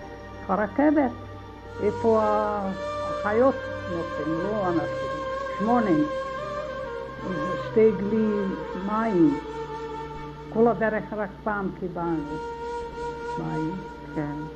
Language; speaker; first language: Hebrew; non-native, learner; Hungarian